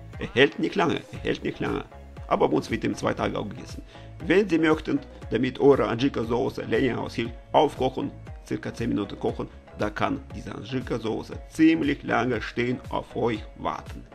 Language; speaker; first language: German; non-native, learner; Russian